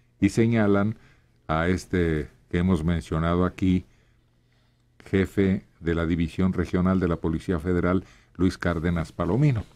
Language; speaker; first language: Spanish; native; Spanish